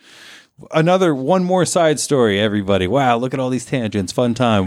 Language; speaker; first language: English; native; English